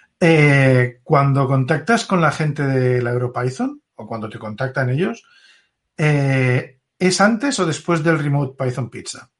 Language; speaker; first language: Spanish; native; Spanish